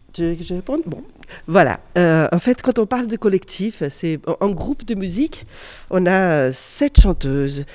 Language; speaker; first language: French; non-native, fluent; Portuguese